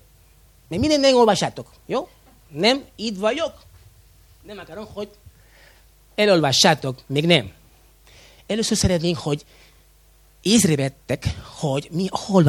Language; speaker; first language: Hungarian; non-native, fluent; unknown